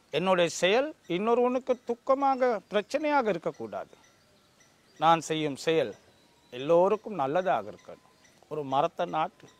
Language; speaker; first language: Tamil; non-native, local second language; Sinhala